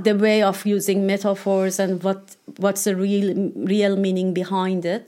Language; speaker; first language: English; non-native, fluent; Persian